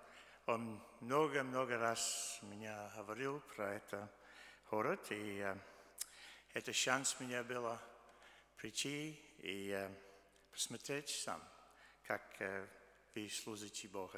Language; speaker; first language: Russian; early bilingual, heritage; Russian